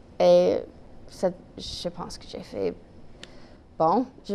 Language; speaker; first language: French; non-native, local second language; English